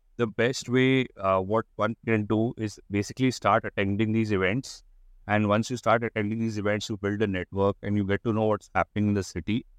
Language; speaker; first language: English; non-native, local second language; Hindi